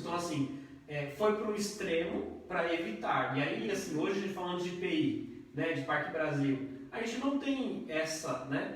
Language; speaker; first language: Portuguese; native; Portuguese